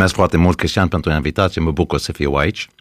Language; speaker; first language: Romanian; early bilingual, heritage; Romanian